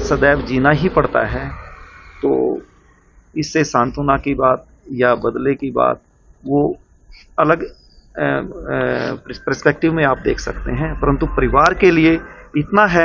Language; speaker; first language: Hindi; native; Hindi